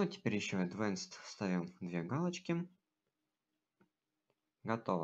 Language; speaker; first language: Russian; native; Russian